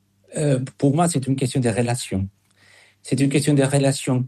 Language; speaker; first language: French; non-native, fluent; Spanish